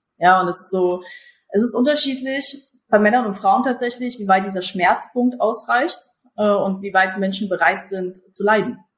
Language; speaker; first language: German; early bilingual, other home language; Russian